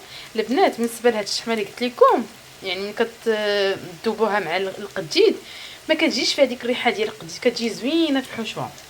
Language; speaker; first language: Arabic; native; Arabic